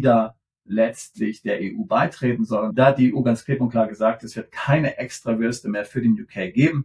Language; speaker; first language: German; native; German